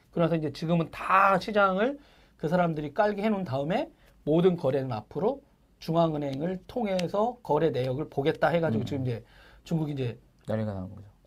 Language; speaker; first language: Korean; native; Korean